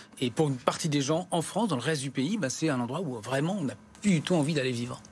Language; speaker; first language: French; native; French